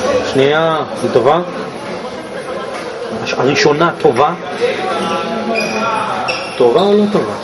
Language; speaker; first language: Hebrew; native; Hebrew